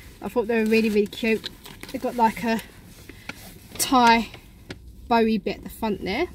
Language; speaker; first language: English; native; English